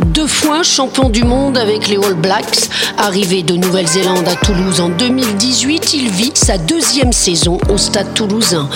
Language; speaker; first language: French; native; French